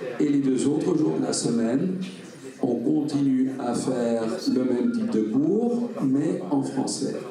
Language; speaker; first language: French; non-native, fluent; Dutch